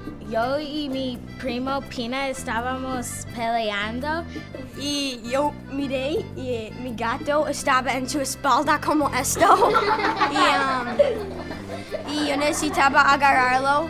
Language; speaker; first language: Spanish; non-native, learner; English